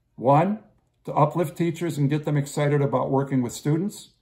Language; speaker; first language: English; native; English